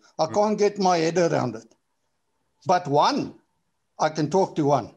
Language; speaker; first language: English; non-native, local second language; Afrikaans